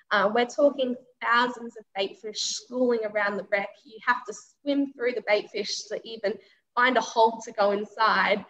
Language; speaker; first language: English; native; English